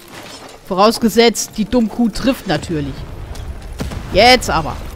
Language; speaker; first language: German; native; German